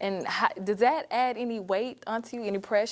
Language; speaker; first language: English; native; English